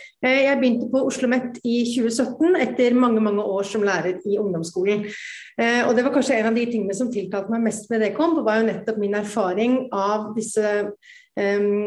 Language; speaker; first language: Norwegian; native; Norwegian